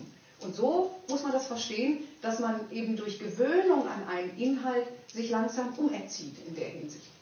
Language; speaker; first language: German; native; German